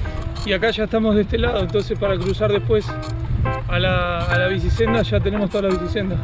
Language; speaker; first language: Spanish; native; Spanish